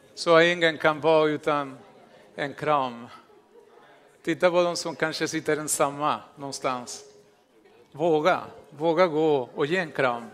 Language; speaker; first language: Swedish; non-native, fluent; Spanish